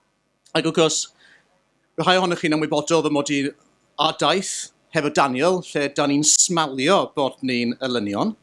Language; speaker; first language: Welsh; native; Welsh